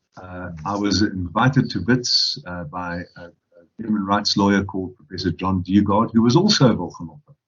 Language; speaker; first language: English; non-native, local second language; Afrikaans